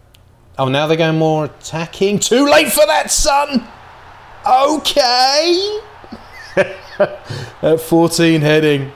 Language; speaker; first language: English; native; English